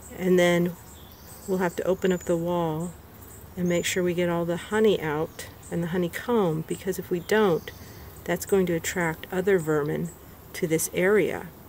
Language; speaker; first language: English; native; English